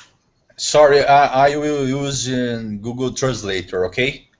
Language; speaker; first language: English; non-native, learner; Portuguese